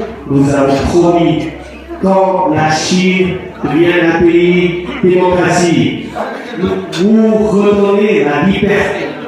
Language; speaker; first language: French; non-native, learner; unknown